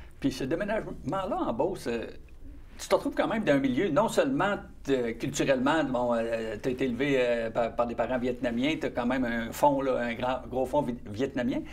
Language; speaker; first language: French; native; French